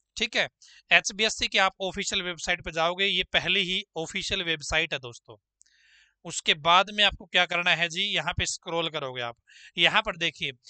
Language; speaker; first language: Hindi; native; Hindi